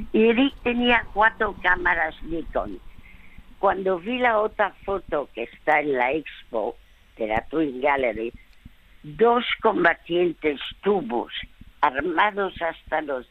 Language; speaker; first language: Spanish; non-native, fluent; French